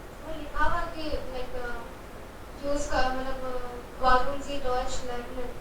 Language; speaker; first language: German; non-native, learner; Hindi